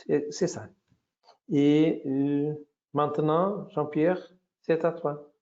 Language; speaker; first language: French; non-native, fluent; Portuguese